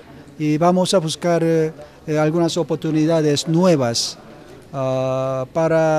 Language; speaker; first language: Spanish; non-native, learner; Korean